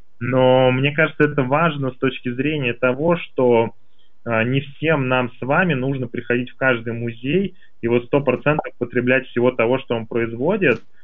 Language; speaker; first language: Russian; native; Russian